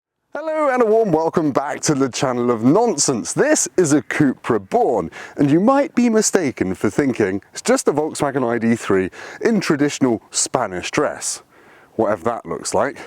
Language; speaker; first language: English; native; English